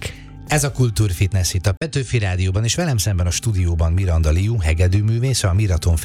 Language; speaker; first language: Hungarian; native; Hungarian